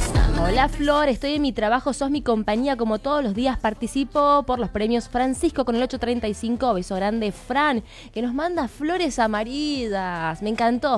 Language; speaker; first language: Spanish; native; Spanish